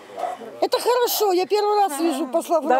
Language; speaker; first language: Russian; native; Russian